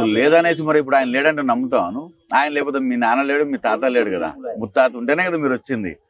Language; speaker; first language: Telugu; native; Telugu